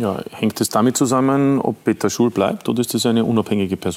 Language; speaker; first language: German; native; German